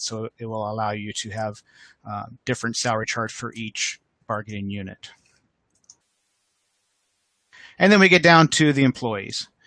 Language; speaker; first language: English; native; English